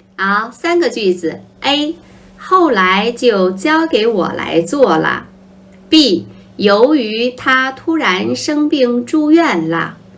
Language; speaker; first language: Chinese; native; Chinese